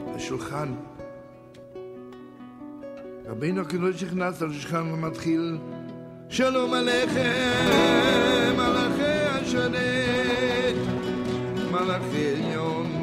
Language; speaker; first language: Hebrew; non-native, fluent; Yiddish